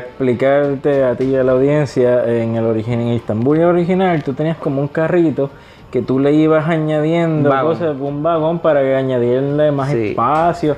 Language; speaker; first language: Spanish; native; Spanish